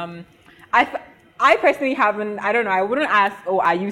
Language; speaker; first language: English; non-native, local second language; Igbo